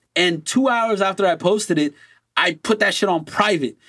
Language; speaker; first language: English; non-native, fluent; Portuguese